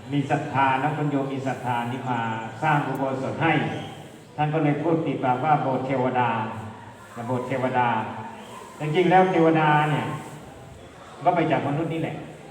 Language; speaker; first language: Thai; native; Thai